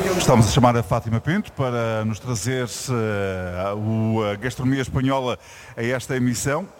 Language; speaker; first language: Portuguese; native; Portuguese